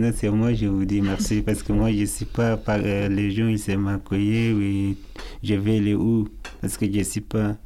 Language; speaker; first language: French; non-native, learner; Arabic